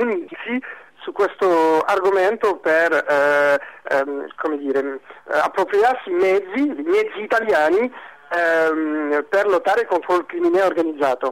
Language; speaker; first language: Italian; non-native, fluent; French